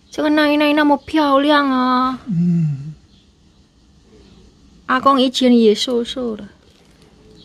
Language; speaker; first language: Chinese; non-native, learner; Indonesian